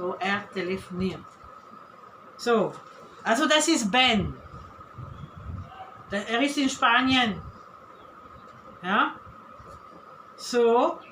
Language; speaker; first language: German; non-native, fluent; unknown